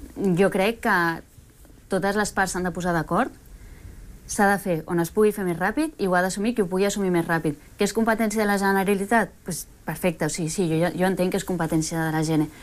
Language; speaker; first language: Catalan; early bilingual, other home language; Spanish